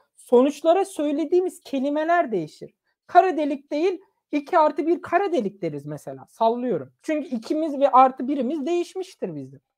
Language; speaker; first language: Turkish; early bilingual, other home language; German